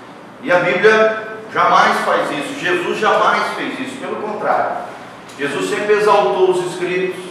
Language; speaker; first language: Portuguese; native; Portuguese